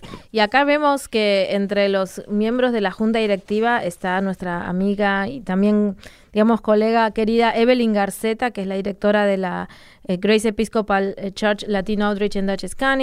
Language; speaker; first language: Spanish; native; Spanish